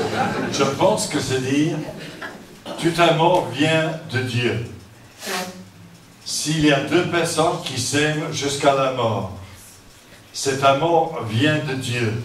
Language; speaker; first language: French; non-native, fluent; English